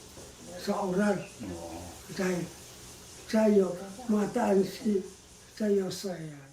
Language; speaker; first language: Chinese; non-native, local second language; Amis